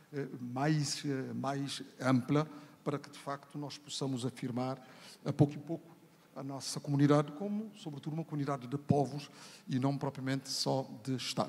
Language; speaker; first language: Portuguese; non-native, local second language; Kabuverdianu